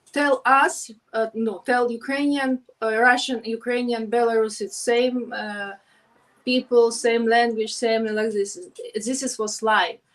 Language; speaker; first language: English; non-native, learner; Ukrainian